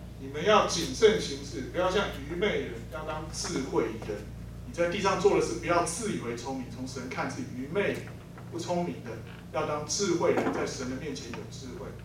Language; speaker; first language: Chinese; native; Chinese